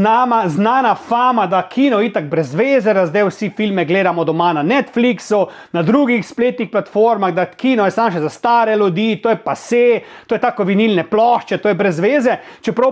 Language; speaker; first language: Slovenian; native; Slovenian